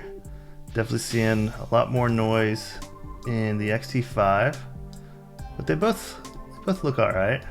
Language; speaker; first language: English; native; English